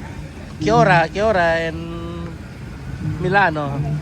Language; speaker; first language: Italian; non-native, learner; Indonesian